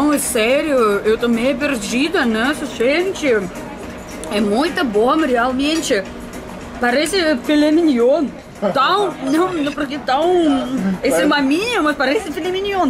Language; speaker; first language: Portuguese; non-native, learner; Russian